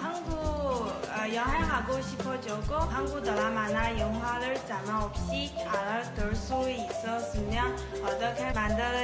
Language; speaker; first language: Korean; non-native, learner; Chinese